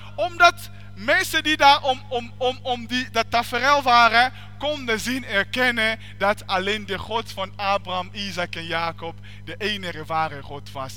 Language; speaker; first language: Dutch; non-native, fluent; French